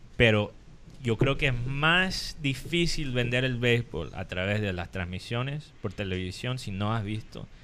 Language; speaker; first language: Spanish; non-native, fluent; English